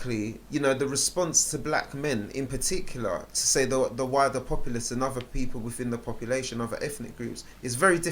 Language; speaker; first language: English; native; English